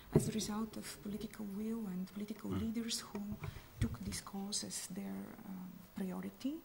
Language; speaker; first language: English; non-native, fluent; Bulgarian